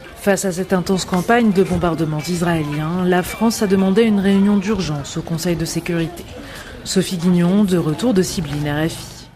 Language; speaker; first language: French; native; French